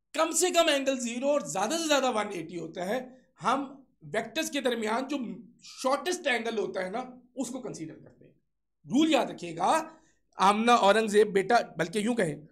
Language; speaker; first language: Urdu; non-native, local second language; Sindhi